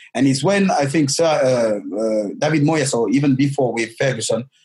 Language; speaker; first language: English; non-native, fluent; French